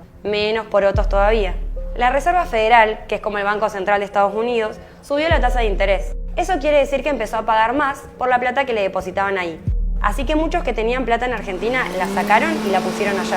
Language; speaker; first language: Spanish; native; Spanish